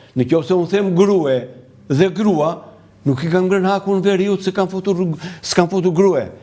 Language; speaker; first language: Albanian; native; Albanian